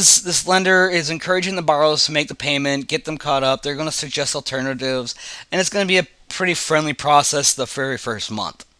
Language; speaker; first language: English; native; English